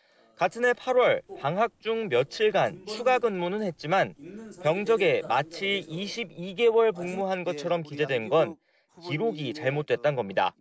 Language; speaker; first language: Korean; native; Korean